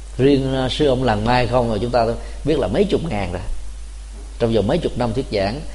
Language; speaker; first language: Vietnamese; native; Vietnamese